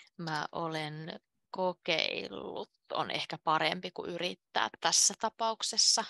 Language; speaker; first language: Finnish; native; Finnish